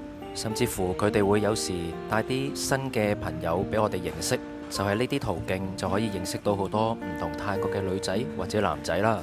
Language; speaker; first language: Chinese; non-native, local second language; Cantonese